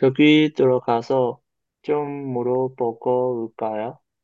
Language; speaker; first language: Korean; non-native, learner; Chinese